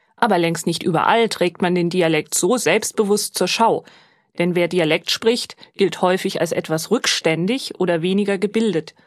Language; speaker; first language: German; native; German